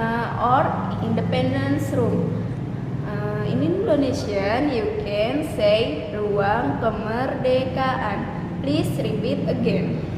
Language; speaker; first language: English; non-native, learner; Indonesian